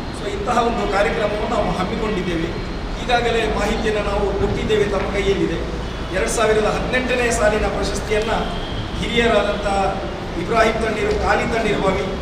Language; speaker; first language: Kannada; non-native, local second language; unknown